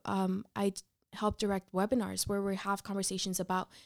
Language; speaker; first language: English; early bilingual, other home language; Spanish